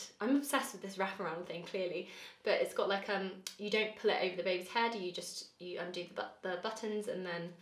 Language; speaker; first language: English; native; English